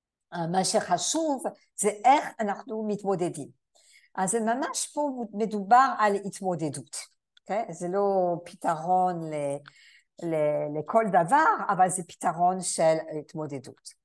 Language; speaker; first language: Hebrew; non-native, fluent; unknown